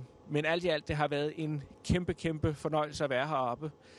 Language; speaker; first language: Danish; native; Danish